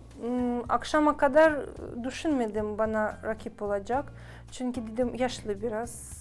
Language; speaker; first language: Turkish; non-native, learner; Swedish